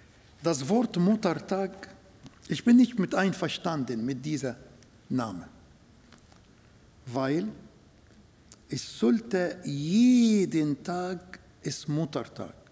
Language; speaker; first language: German; non-native, fluent; Arabic